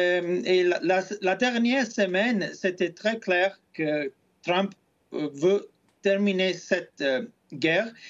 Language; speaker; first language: French; non-native, fluent; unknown